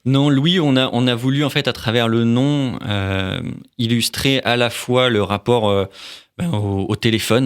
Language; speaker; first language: French; native; French